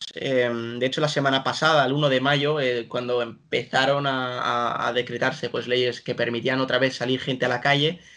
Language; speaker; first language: Spanish; native; Spanish